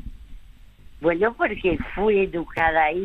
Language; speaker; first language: Spanish; early bilingual, other home language; French